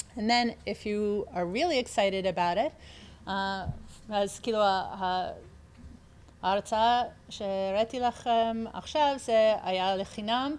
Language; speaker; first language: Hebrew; early bilingual, heritage; English